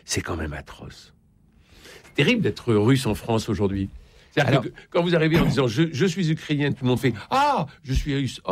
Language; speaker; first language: French; native; French